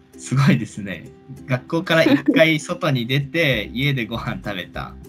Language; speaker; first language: Japanese; native; Japanese